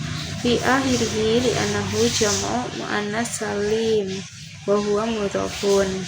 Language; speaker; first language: Arabic; non-native, learner; Indonesian